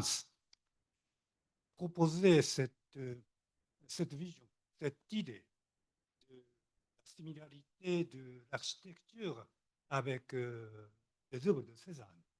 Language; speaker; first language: French; non-native, learner; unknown